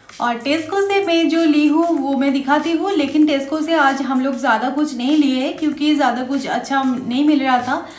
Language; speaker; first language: Hindi; non-native, local second language; Bangla